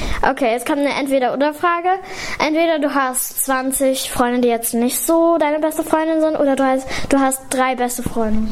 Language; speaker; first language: German; native; German